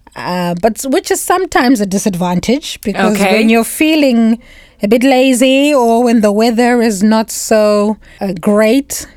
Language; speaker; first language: English; non-native, local second language; Shona